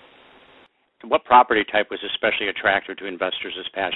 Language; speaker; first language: English; native; English